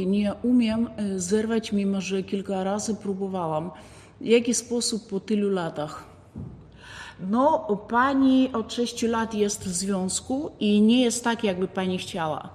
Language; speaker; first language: Polish; non-native, fluent; Ukrainian